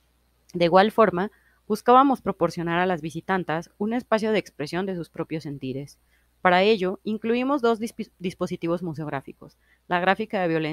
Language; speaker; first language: Spanish; native; Spanish